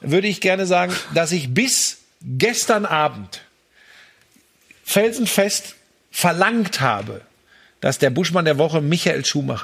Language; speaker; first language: German; native; German